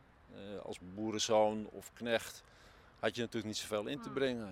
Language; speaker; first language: Dutch; native; Dutch